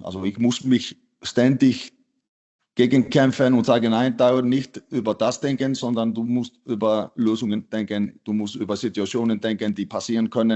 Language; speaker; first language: German; non-native, fluent; Icelandic